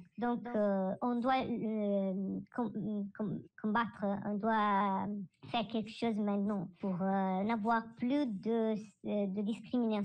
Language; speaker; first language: French; non-native, learner; Italian